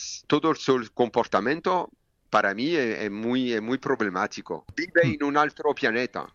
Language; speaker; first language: Spanish; non-native, learner; French